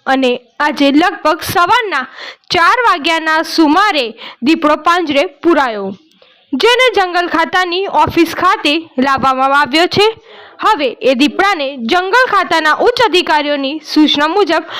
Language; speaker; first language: Gujarati; native; Gujarati